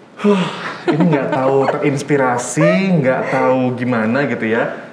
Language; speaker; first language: Indonesian; native; Indonesian